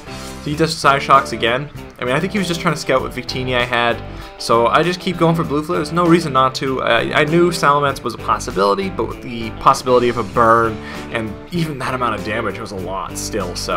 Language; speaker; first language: English; native; English